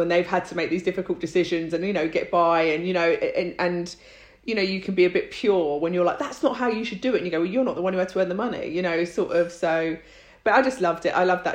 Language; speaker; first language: English; native; English